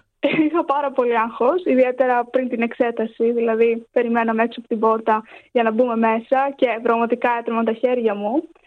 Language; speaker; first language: Greek; early bilingual, heritage; Greek